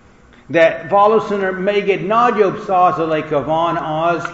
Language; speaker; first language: Hungarian; non-native, fluent; English